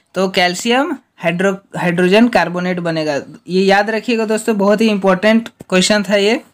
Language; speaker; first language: Hindi; native; Hindi